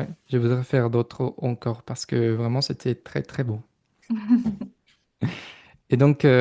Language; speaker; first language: French; non-native, fluent; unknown